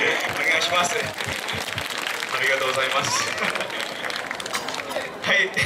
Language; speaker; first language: Japanese; non-native, fluent; Thai